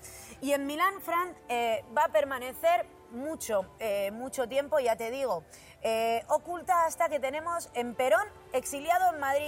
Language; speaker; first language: Spanish; native; Spanish